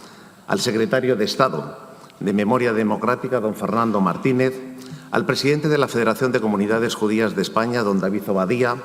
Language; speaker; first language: Spanish; native; Spanish